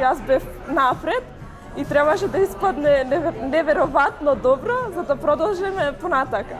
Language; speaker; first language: Macedonian; non-native, local second language; Albanian